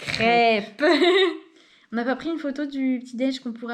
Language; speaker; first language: French; native; French